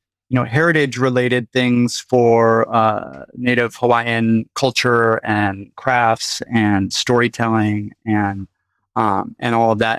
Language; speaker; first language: English; native; English